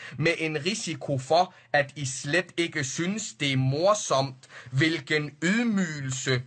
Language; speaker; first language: Danish; early bilingual, other home language; Arabic